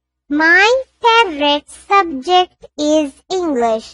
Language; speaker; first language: English; non-native, learner; Urdu